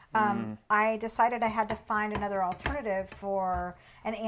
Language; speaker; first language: English; native; English